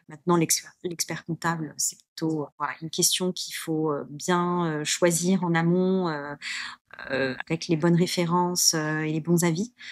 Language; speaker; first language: French; early bilingual, other home language; Arabic